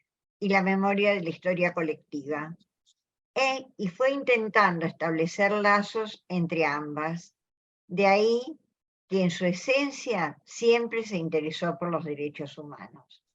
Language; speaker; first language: Spanish; native; Spanish